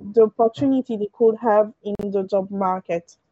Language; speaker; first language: English; early bilingual, other home language; French